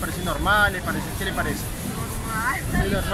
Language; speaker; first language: Spanish; non-native, fluent; French